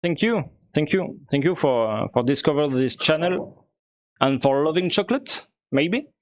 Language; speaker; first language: English; non-native, learner; French